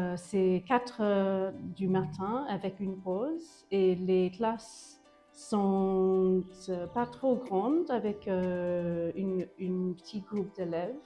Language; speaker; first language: French; non-native, fluent; English